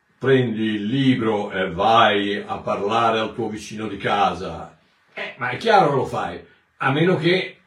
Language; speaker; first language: Italian; native; Italian